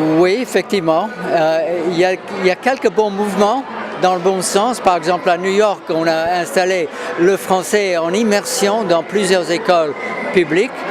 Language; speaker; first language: French; non-native, fluent; English